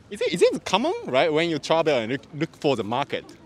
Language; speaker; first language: English; non-native, learner; Japanese